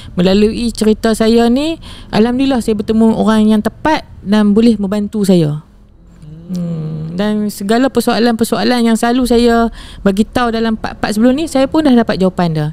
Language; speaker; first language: Malay; native; Malay